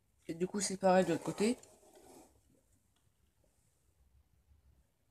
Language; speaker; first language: French; native; French